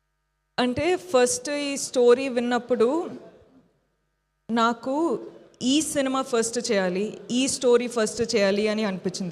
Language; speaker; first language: Telugu; non-native, fluent; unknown